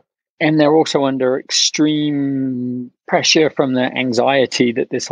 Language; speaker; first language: English; native; English